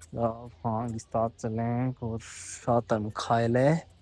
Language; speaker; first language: Armenian; non-native, learner; Hindi